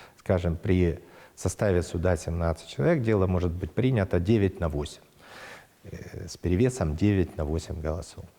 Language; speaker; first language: Russian; native; Russian